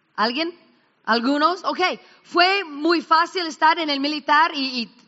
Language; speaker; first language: Spanish; non-native, fluent; English